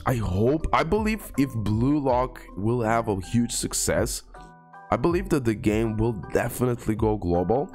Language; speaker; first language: English; non-native, fluent; Croatian